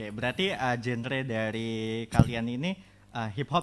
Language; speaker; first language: Indonesian; native; Indonesian